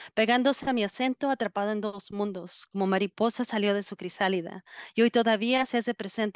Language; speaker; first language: Spanish; early bilingual, other home language; English